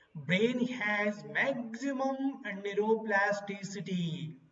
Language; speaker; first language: English; non-native, local second language; Kannada